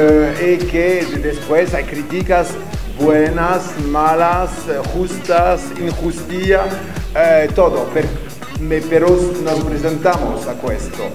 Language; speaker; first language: Spanish; non-native, learner; French